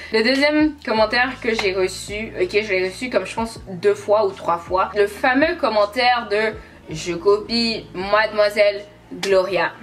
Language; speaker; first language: French; native; French